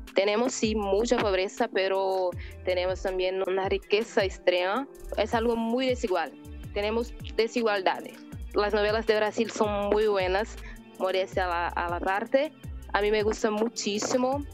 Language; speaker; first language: Spanish; non-native, learner; Portuguese